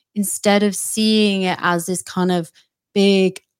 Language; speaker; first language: English; native; English